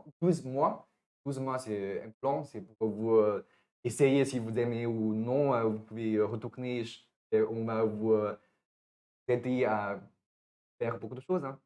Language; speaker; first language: French; non-native, fluent; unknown